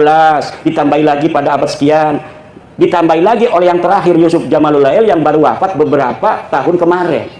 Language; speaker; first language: Indonesian; non-native, local second language; Javanese